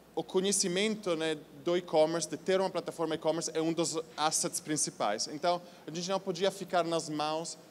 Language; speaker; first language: Portuguese; non-native, fluent; Italian